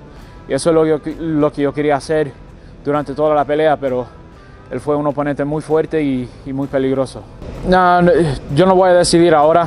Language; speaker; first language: Spanish; early bilingual, heritage; Spanish